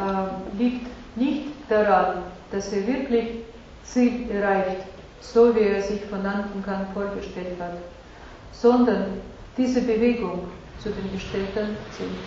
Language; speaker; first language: German; non-native, fluent; Russian